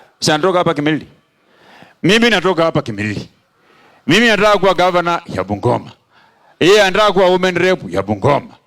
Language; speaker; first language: Swahili; non-native, local second language; Luyia